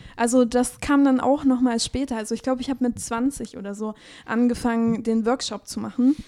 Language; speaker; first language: German; native; German